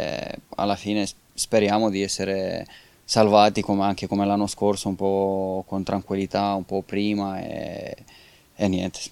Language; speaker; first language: Italian; non-native, fluent; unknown